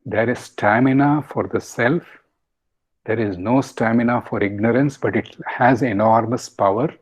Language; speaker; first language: English; non-native, local second language; Kannada